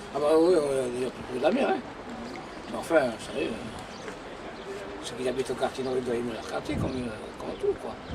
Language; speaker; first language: French; native; French